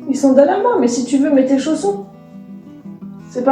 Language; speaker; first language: French; native; French